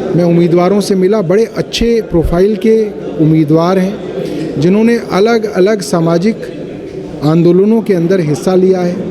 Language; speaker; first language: Hindi; native; Hindi